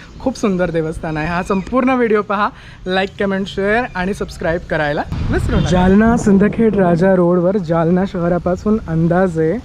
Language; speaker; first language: Marathi; native; Marathi